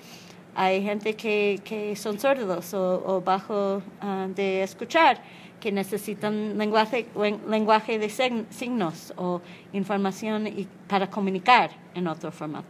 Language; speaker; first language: Spanish; non-native, learner; English